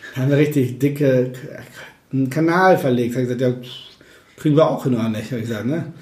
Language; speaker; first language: German; native; German